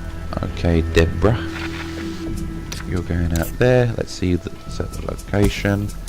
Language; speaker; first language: English; native; English